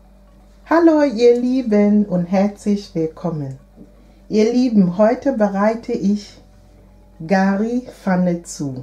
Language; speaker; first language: German; non-native, fluent; Akan